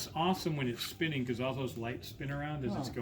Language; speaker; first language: English; native; English